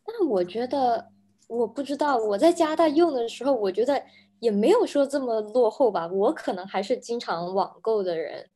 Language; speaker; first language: Chinese; native; Chinese